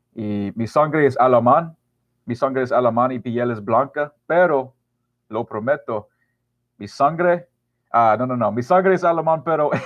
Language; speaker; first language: Spanish; non-native, learner; English